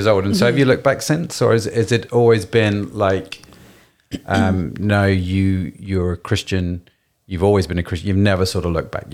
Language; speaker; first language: English; native; English